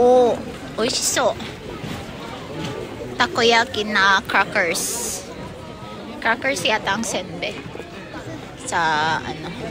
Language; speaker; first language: Japanese; early bilingual, other home language; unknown